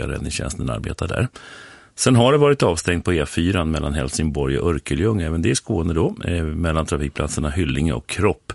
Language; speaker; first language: Swedish; native; Swedish